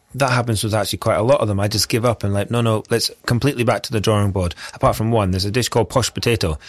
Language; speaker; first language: English; native; English